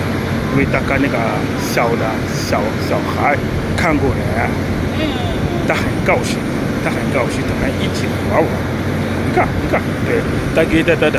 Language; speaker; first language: Chinese; non-native, learner; French